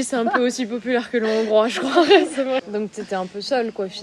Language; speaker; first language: French; native; French